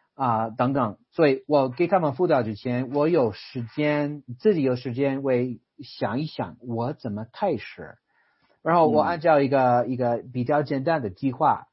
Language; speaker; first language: Chinese; non-native, fluent; English